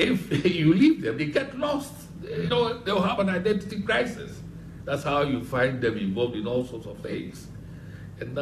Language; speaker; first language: English; non-native, local second language; Akan